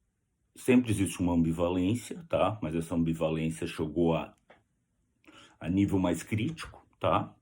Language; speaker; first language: Portuguese; native; Portuguese